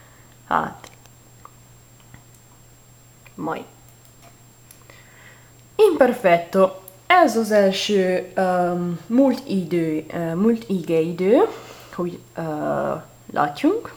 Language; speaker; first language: Hungarian; non-native, learner; Italian